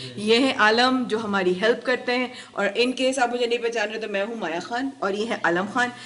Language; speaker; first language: Urdu; native; Urdu